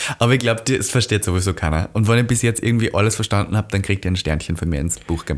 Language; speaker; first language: German; native; German